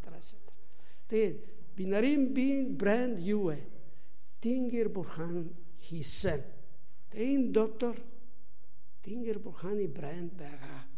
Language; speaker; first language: Mongolian; non-native, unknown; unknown